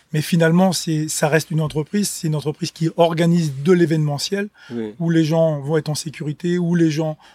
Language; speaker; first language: French; native; French